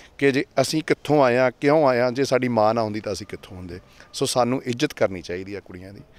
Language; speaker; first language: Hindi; non-native, local second language; Punjabi